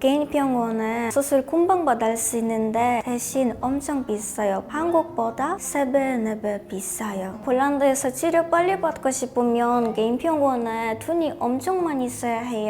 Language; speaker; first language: Korean; non-native, learner; Polish